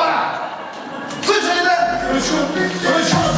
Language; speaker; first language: Russian; non-native, local second language; Kazakh